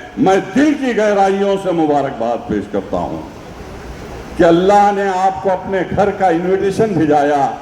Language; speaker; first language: Urdu; native; Urdu